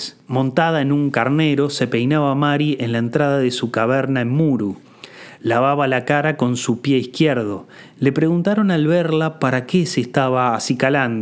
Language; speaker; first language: Spanish; native; Spanish